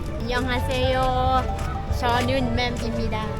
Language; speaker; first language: Korean; non-native, learner; Lao